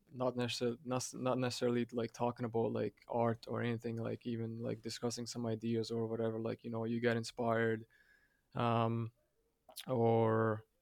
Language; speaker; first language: English; non-native, fluent; Latvian